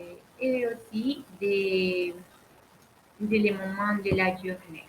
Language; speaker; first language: French; non-native, learner; Spanish